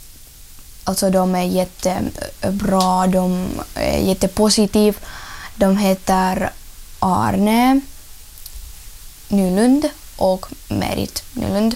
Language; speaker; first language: Swedish; non-native, learner; Ukrainian